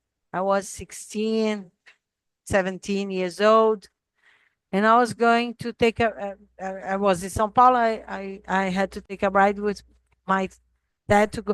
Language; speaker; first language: English; non-native, fluent; Portuguese